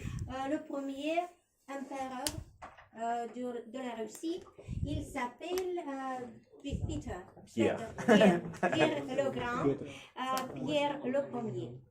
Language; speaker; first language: French; non-native, learner; Russian